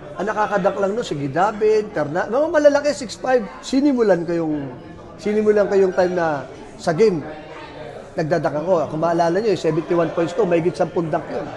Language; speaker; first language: Filipino; native; Filipino